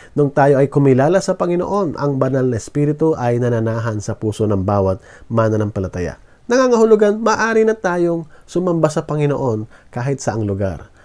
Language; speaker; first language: Filipino; native; Filipino